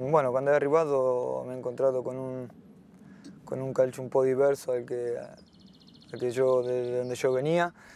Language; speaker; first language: Italian; non-native, fluent; Spanish